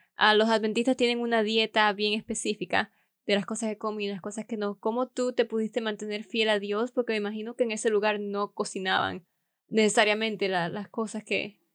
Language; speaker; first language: Spanish; native; Spanish